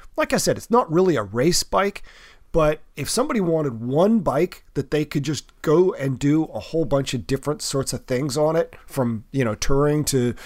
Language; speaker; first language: English; native; English